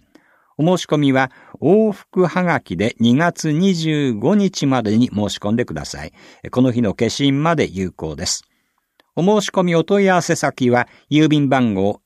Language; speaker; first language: Japanese; native; Japanese